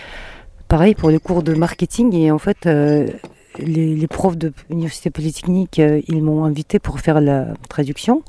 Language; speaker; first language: French; non-native, fluent; Mongolian